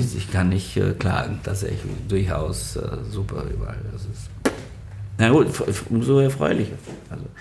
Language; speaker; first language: German; non-native, fluent; Bulgarian